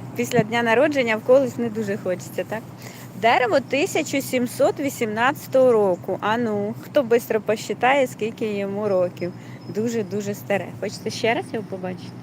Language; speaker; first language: Ukrainian; native; Ukrainian